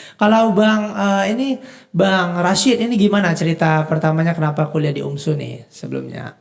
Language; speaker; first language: Indonesian; native; Indonesian